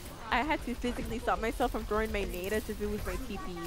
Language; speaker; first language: English; early bilingual, other home language; Spanish